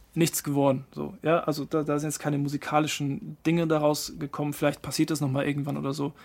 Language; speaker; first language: German; native; German